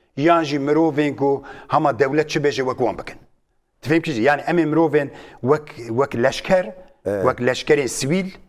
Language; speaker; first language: Kurdish; native; Kurdish